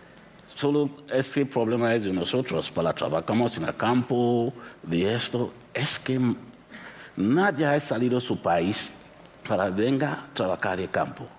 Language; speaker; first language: Spanish; non-native, learner; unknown